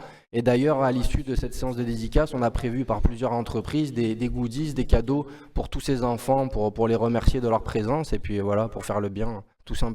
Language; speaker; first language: French; native; French